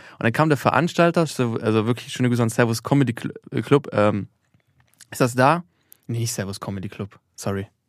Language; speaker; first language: German; early bilingual, other home language; Albanian